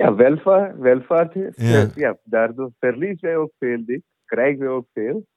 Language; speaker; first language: Dutch; non-native, learner; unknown